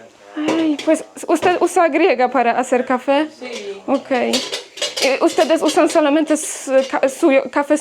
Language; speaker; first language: Spanish; non-native, fluent; Polish